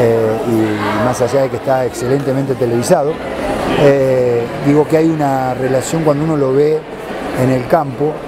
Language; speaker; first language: Spanish; native; Spanish